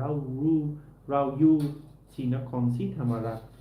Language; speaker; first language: Thai; non-native, learner; English